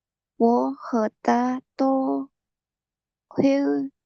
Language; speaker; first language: Chinese; non-native, learner; Indonesian